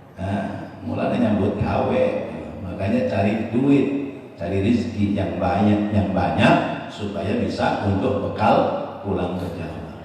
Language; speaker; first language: Indonesian; non-native, local second language; Javanese